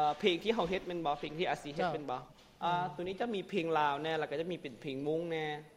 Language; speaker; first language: Lao; non-native, local second language; Hmong